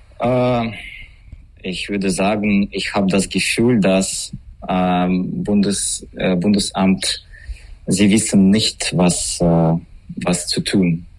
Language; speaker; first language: German; non-native, learner; Russian